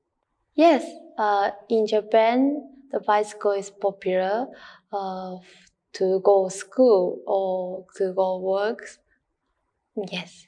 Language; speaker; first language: English; non-native, learner; Japanese